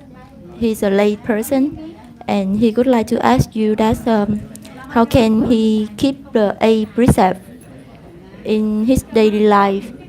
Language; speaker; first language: English; non-native, fluent; Vietnamese